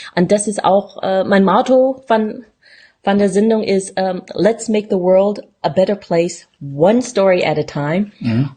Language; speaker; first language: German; non-native, fluent; English